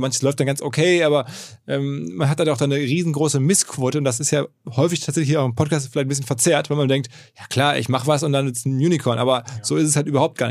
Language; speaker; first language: German; native; German